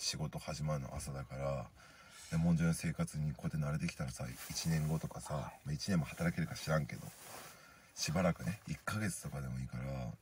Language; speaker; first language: Japanese; native; Japanese